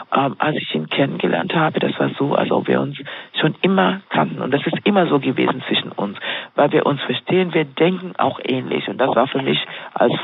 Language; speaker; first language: German; non-native, fluent; Swahili